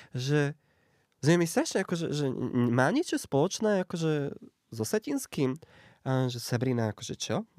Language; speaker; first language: Slovak; non-native, local second language; Hungarian